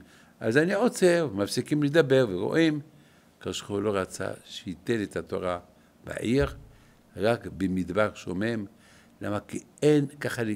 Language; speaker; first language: Hebrew; non-native, fluent; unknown